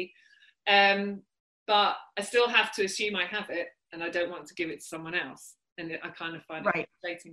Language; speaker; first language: English; native; English